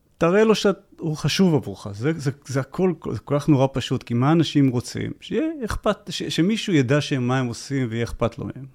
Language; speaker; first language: Hebrew; native; Hebrew